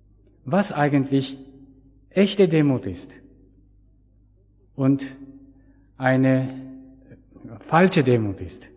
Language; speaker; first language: German; non-native, fluent; Japanese